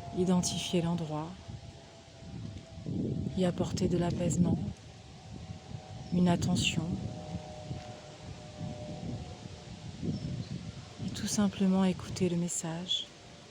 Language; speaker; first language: French; native; French